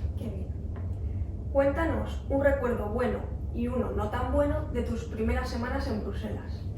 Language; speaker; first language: Spanish; native; Spanish